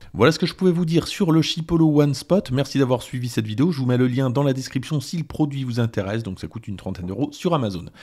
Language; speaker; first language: French; native; French